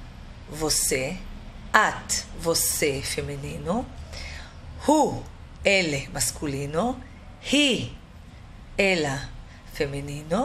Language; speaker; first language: Portuguese; non-native, fluent; Hebrew